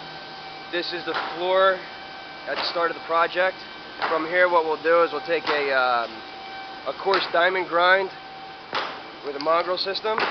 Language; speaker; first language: English; native; English